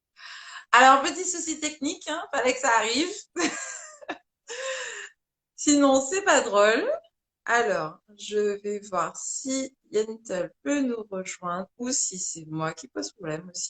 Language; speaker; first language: French; native; French